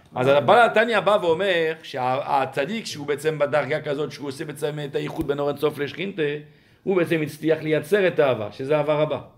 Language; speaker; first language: Hebrew; non-native, fluent; French